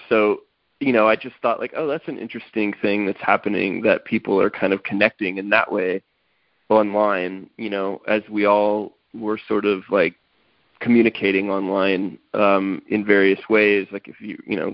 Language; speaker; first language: English; native; English